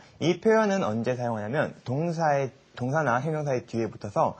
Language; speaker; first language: Korean; native; Korean